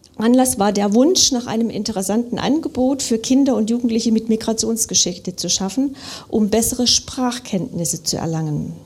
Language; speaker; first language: German; native; German